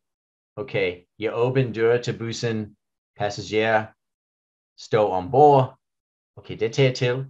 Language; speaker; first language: Danish; non-native, learner; English